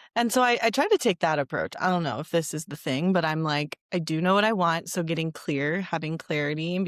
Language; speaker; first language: English; native; English